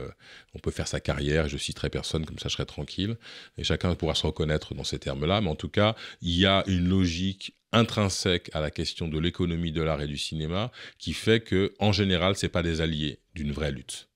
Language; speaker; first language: French; native; French